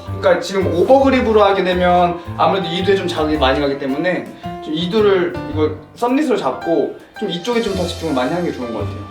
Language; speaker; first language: Korean; native; Korean